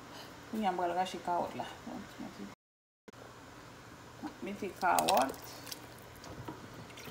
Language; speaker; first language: French; non-native, local second language; Haitian Creole